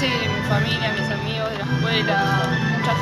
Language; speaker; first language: Spanish; native; Spanish